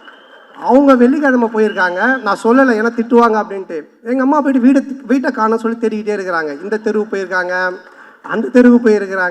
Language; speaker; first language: Tamil; native; Tamil